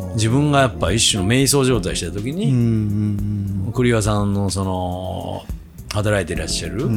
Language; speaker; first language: Japanese; native; Japanese